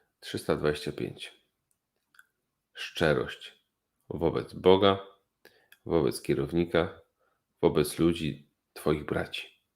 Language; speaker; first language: Polish; native; Polish